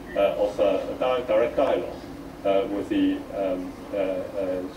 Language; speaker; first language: English; non-native, local second language; Cantonese